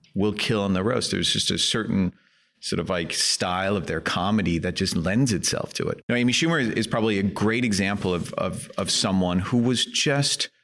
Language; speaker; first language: English; non-native, fluent; Danish